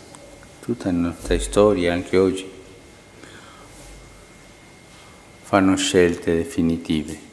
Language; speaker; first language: Italian; non-native, fluent; Spanish